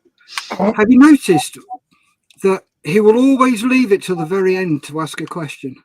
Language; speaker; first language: English; native; English